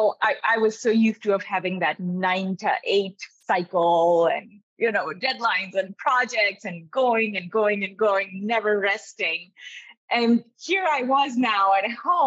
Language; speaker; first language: English; non-native, local second language; Urdu